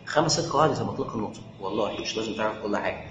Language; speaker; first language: Arabic; native; Arabic